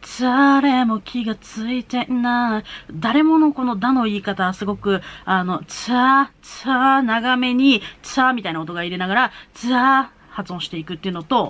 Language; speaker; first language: Japanese; native; Japanese